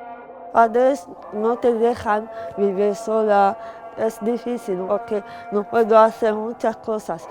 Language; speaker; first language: Spanish; non-native, learner; Arabic